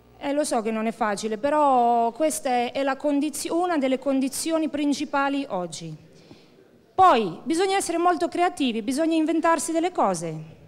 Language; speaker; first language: Italian; non-native, fluent; Croatian